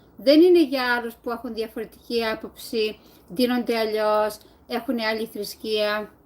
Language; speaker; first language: Greek; early bilingual, heritage; Greek